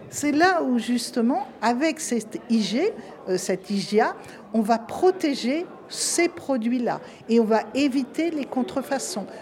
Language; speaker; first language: French; native; French